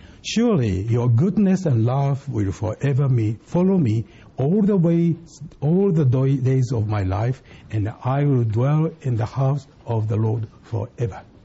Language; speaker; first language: English; non-native, fluent; Japanese